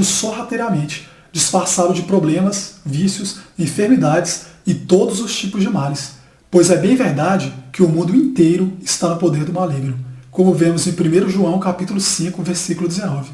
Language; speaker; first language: Portuguese; native; Portuguese